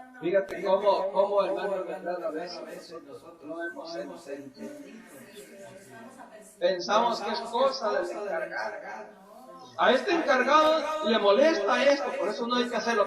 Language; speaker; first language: Spanish; native; Spanish